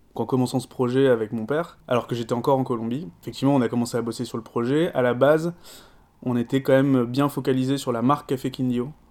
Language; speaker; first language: French; native; French